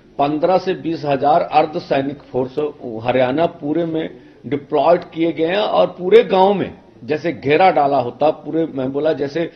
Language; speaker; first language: Hindi; non-native, local second language; Punjabi